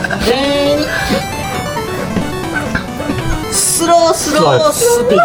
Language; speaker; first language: English; non-native, learner; Japanese